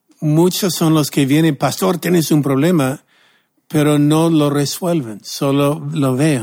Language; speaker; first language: Spanish; non-native, fluent; English